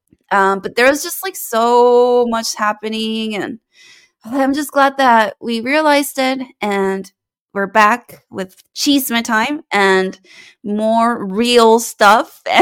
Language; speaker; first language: English; early bilingual, other home language; Spanish